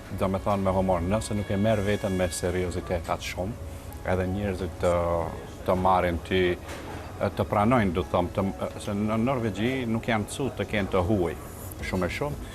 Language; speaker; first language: Albanian; native; Albanian